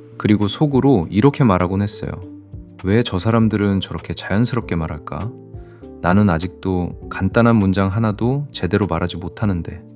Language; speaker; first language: Korean; non-native, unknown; Arabic